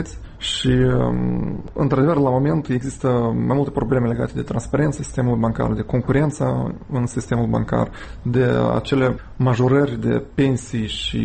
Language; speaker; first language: Romanian; native; Romanian